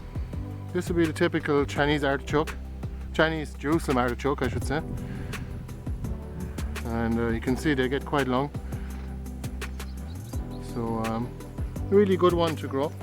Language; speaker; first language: English; native; English